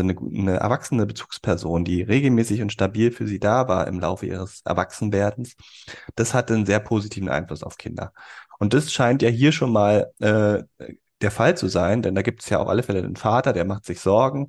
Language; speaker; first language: German; native; German